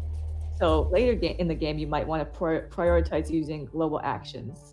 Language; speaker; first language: English; native; English